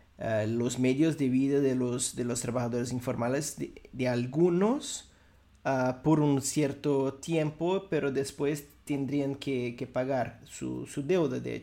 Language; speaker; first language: Spanish; non-native, fluent; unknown